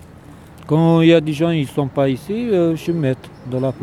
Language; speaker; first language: French; non-native, learner; Romanian